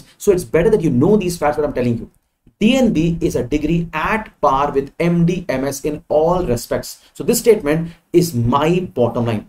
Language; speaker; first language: English; non-native, local second language; Hindi